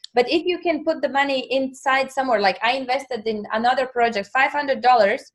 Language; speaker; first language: English; non-native, fluent; Latvian